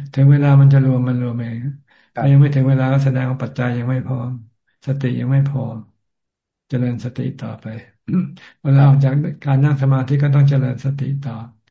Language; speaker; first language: Thai; native; Thai